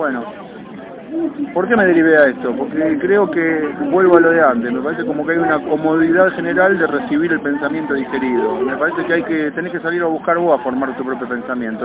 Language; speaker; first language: Spanish; native; Spanish